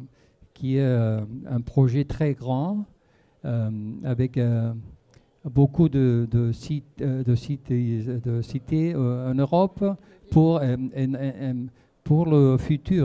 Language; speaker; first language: French; non-native, fluent; Spanish